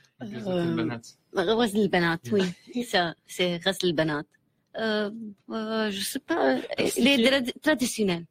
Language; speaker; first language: French; non-native, learner; Arabic